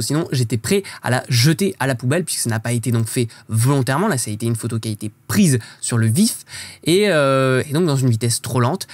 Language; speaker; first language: French; native; French